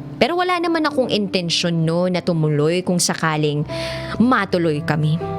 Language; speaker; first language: Filipino; native; Filipino